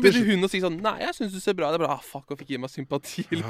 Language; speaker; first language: Norwegian; native; Norwegian